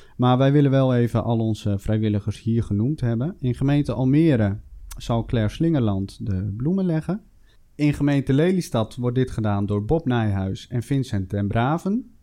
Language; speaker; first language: Dutch; native; Dutch